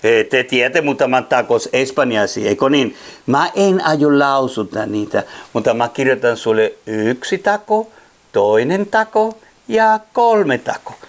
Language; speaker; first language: Finnish; non-native, fluent; Spanish